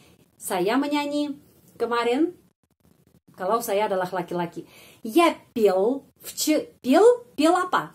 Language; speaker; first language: Indonesian; non-native, fluent; Russian